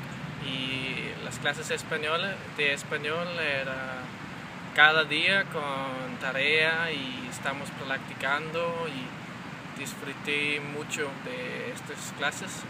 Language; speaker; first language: Spanish; non-native, learner; Danish